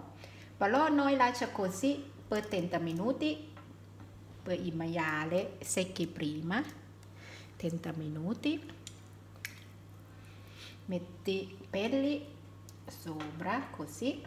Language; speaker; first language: Italian; non-native, learner; Thai